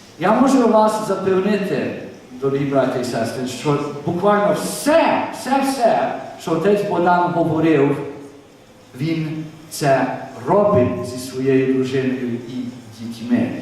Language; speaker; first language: Ukrainian; early bilingual, heritage; Ukrainian